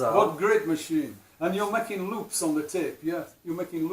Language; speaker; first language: English; non-native, fluent; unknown